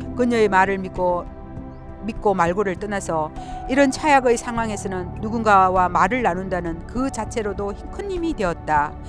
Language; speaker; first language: Korean; native; Korean